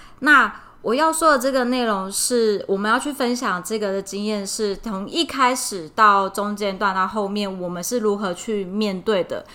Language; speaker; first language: Chinese; native; Chinese